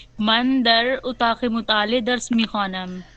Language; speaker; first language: Persian; non-native, learner; Urdu